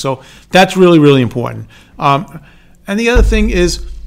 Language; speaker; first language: English; native; English